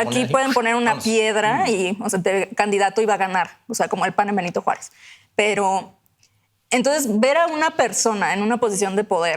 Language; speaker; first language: Spanish; native; Spanish